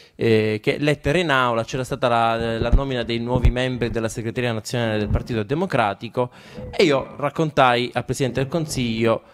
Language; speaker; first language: Italian; native; Italian